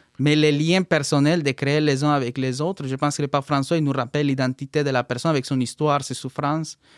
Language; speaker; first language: French; non-native, fluent; Spanish